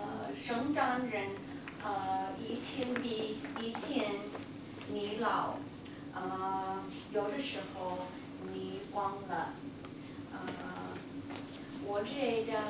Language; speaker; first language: Chinese; non-native, learner; English